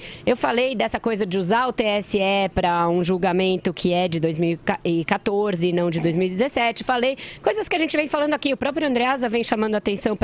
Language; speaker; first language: Portuguese; native; Portuguese